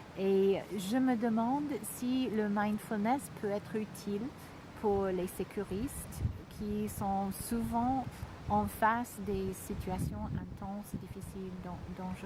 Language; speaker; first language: French; non-native, fluent; English